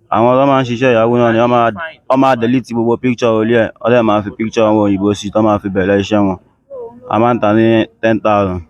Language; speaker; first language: Yoruba; non-native, local second language; Igbo